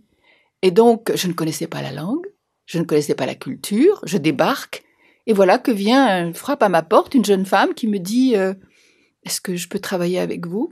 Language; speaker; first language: French; native; French